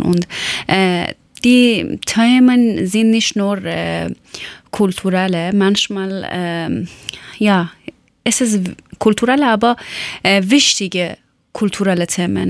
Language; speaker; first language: German; non-native, learner; Persian